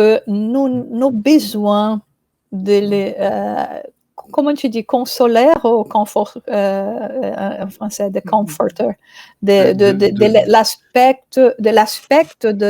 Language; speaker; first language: French; non-native, fluent; Portuguese